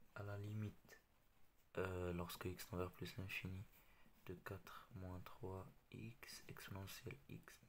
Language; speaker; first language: French; non-native, local second language; Arabic